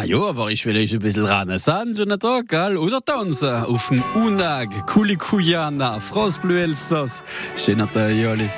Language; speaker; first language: German; native; German